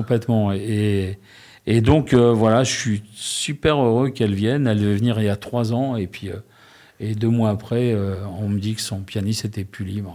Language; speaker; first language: French; native; French